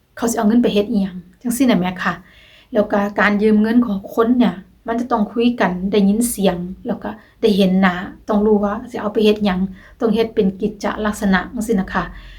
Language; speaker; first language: Thai; native; Thai